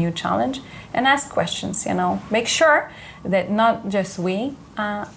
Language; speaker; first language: English; non-native, fluent; Hebrew